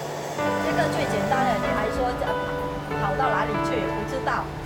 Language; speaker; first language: Chinese; early bilingual, other home language; Vietnamese